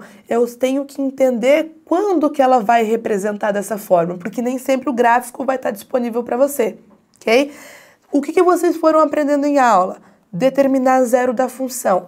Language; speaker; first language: Portuguese; native; Portuguese